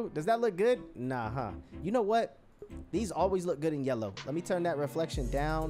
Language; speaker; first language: English; native; English